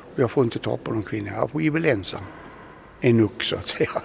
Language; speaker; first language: Swedish; native; Swedish